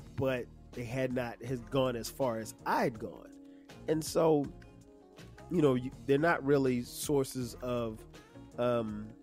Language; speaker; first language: English; native; English